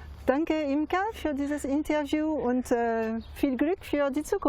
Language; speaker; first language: German; non-native, fluent; French